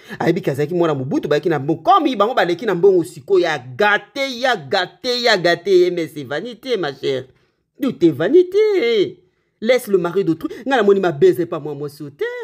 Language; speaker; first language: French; non-native, local second language; Lingala